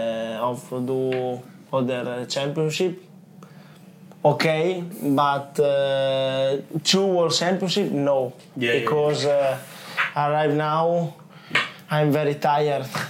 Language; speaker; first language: English; non-native, learner; Italian